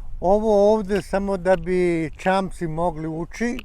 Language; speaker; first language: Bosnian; non-native, local second language; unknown